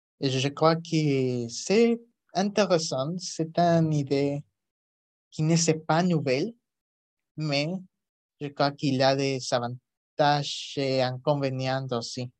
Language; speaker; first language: French; non-native, learner; Spanish